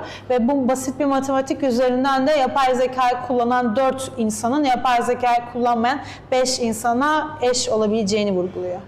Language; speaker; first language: Turkish; native; Turkish